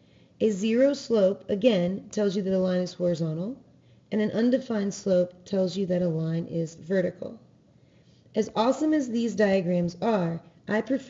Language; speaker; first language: English; native; English